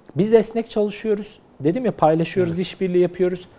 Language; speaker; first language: Turkish; native; Turkish